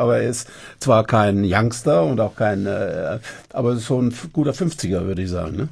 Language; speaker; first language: German; native; German